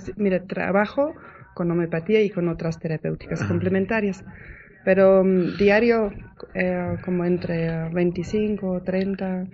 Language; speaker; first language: Spanish; non-native, fluent; German